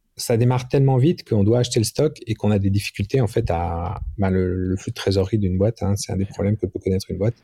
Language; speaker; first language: French; native; French